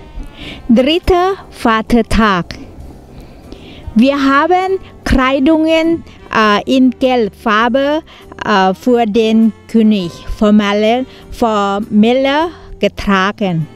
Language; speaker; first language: German; non-native, learner; Thai